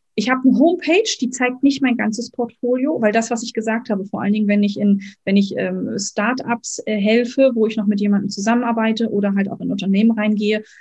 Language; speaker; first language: German; native; German